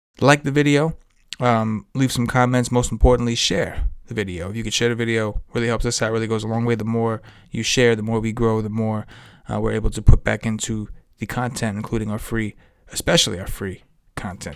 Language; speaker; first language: English; native; English